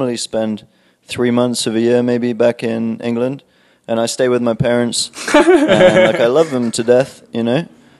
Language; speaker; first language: English; native; English